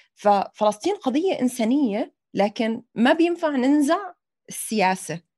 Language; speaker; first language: Arabic; native; Arabic